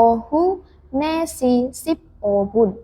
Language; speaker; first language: Korean; non-native, fluent; Indonesian